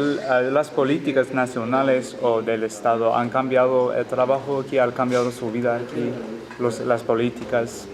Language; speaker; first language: Spanish; non-native, learner; English